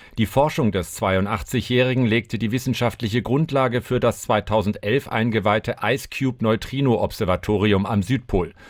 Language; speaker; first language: German; native; German